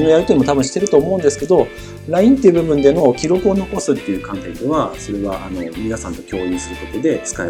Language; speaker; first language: Japanese; native; Japanese